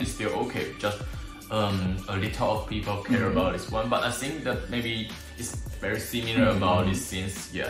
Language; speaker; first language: English; non-native, learner; Chinese